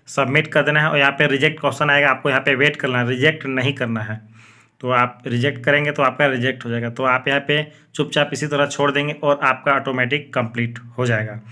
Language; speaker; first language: Hindi; native; Hindi